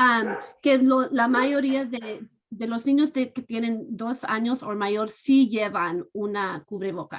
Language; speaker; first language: Spanish; non-native, fluent; English